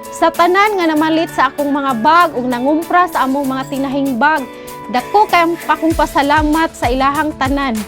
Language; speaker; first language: Cebuano; native; Cebuano